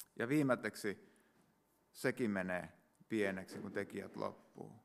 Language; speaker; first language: Finnish; native; Finnish